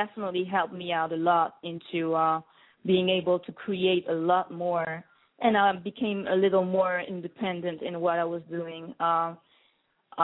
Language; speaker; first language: English; non-native, fluent; French